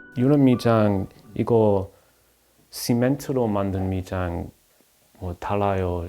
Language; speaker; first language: Korean; non-native, learner; English